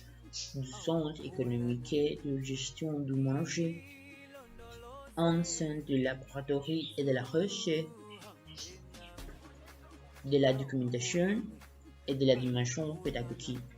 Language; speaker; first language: French; non-native, learner; Spanish